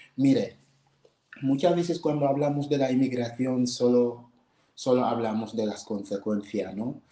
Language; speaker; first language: Spanish; non-native, fluent; Wolof